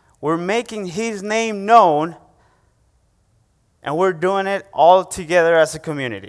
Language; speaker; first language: English; non-native, fluent; Spanish